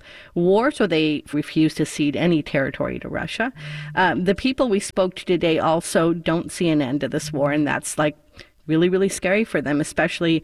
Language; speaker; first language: English; early bilingual, other home language; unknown